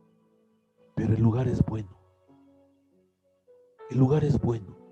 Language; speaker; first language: Spanish; native; Spanish